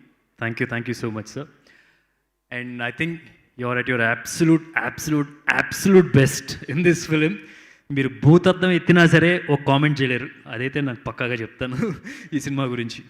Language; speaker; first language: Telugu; native; Telugu